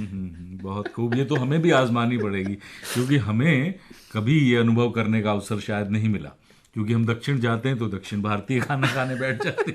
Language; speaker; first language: Hindi; native; Hindi